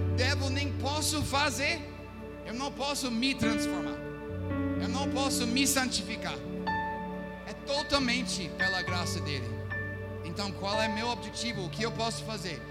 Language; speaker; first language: Portuguese; non-native, fluent; English